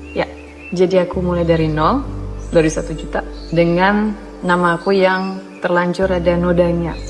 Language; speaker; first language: Indonesian; non-native, fluent; Dutch